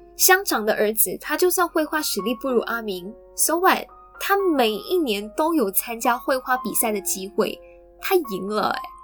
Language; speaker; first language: Chinese; native; Chinese